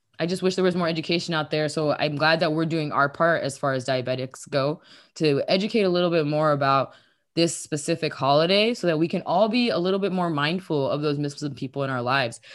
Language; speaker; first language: English; early bilingual, other home language; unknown